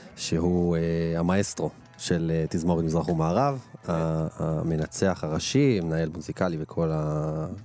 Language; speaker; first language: Hebrew; native; Hebrew